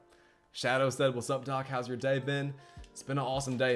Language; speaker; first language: English; native; English